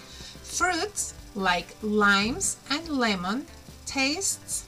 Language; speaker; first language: English; non-native, fluent; Spanish